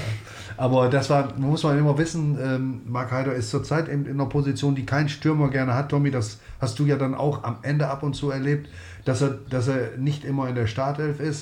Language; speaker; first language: German; native; German